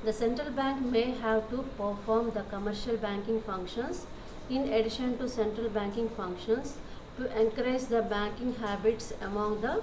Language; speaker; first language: English; non-native, local second language; Telugu